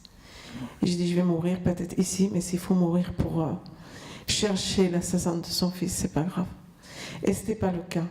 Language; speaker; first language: French; non-native, fluent; Arabic